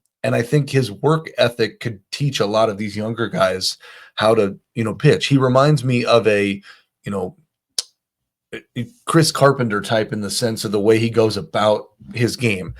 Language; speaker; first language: English; native; English